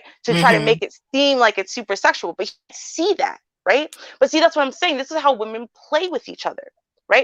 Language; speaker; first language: English; native; English